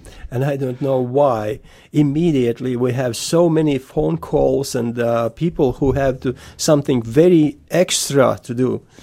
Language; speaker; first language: English; non-native, fluent; Latvian